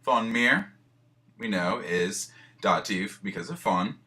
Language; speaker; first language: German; non-native, learner; English